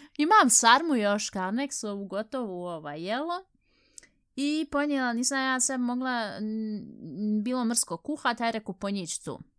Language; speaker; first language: Bosnian; early bilingual, heritage; Bosnian